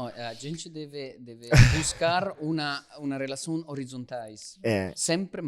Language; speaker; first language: Portuguese; non-native, learner; Italian